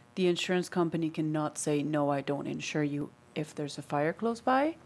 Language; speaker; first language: English; non-native, fluent; Spanish